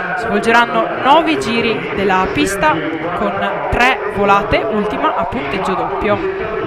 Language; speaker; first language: Italian; native; Italian